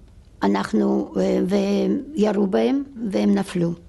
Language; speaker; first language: Hebrew; non-native, fluent; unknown